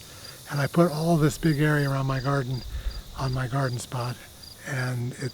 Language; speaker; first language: English; native; English